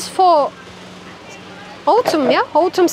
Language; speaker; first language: English; non-native, learner; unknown